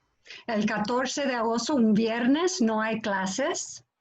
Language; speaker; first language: Spanish; non-native, fluent; English